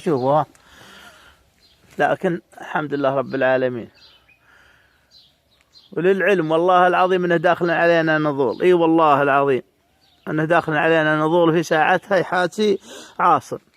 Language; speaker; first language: Arabic; native; Arabic